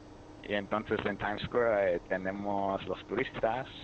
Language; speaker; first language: Spanish; early bilingual, heritage; Spanish